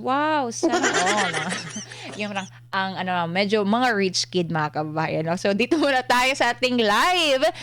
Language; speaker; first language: Filipino; non-native, local second language; Cebuano